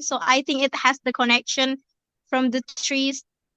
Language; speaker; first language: English; non-native, learner; Indonesian